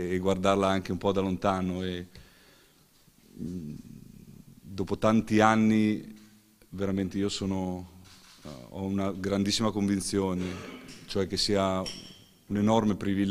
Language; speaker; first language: Italian; native; Italian